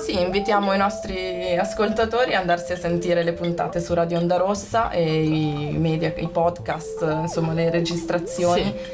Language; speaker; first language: Italian; native; Italian